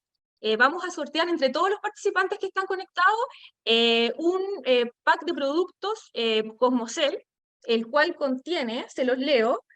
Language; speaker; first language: Spanish; native; Spanish